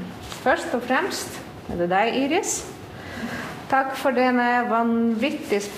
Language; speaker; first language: Norwegian; non-native, fluent; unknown